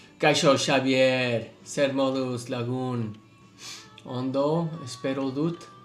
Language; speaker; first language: Basque; non-native, learner; English